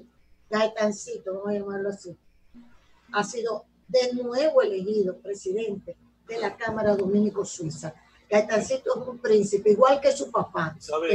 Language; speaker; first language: Spanish; native; Spanish